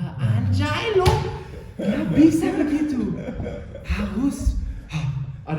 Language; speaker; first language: Indonesian; non-native, fluent; German